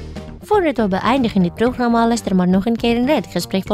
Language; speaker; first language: Dutch; non-native, learner; Indonesian